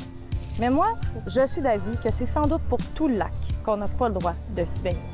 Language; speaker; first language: French; native; French